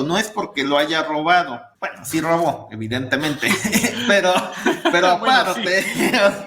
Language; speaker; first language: Spanish; native; Spanish